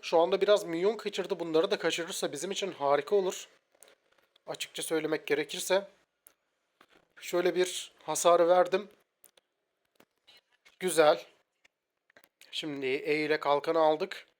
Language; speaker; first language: Turkish; native; Turkish